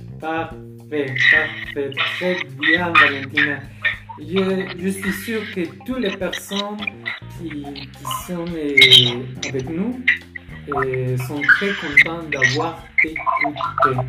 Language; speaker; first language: French; non-native, learner; Spanish